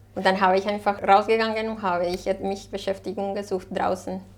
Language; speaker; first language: German; non-native, fluent; Spanish